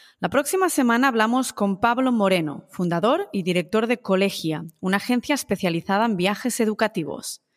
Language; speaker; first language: Spanish; native; Spanish